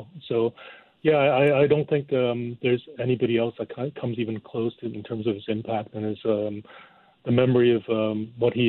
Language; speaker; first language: English; non-native, local second language; Cantonese